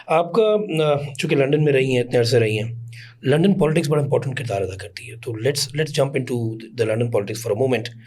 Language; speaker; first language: Urdu; native; Urdu